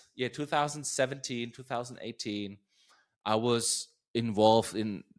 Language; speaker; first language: English; non-native, fluent; German